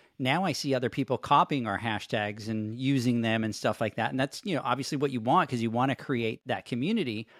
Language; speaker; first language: English; non-native, local second language; Spanish